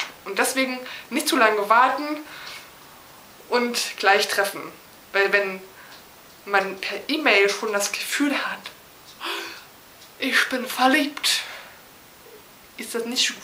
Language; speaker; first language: German; native; German